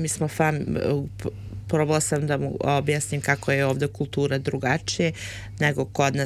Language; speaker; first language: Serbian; early bilingual, heritage; Serbian